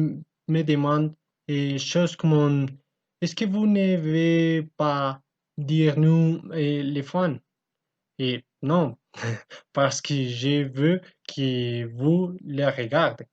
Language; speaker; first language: French; non-native, learner; Spanish